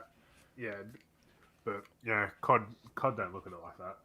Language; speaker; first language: English; native; English